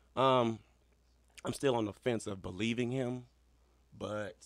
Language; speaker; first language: English; native; English